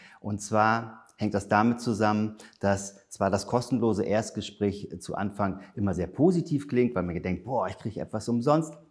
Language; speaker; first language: German; native; German